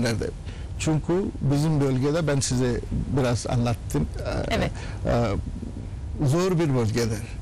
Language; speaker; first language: Turkish; non-native, learner; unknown